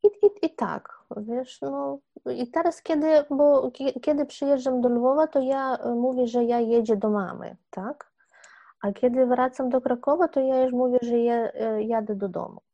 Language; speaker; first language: Polish; non-native, fluent; Ukrainian